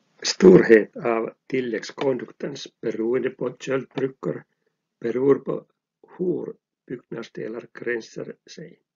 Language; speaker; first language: Swedish; non-native, local second language; Finnish